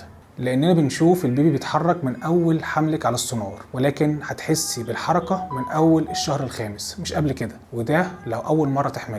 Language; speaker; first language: Arabic; native; Arabic